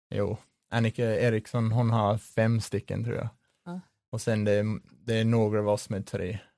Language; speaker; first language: Swedish; non-native, learner; English